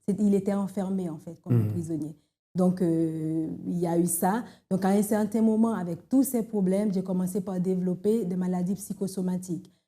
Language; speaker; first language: French; non-native, local second language; Haitian Creole